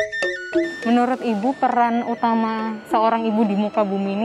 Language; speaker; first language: Indonesian; native; Indonesian